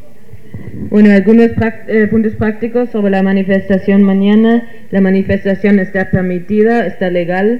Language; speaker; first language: Spanish; non-native, fluent; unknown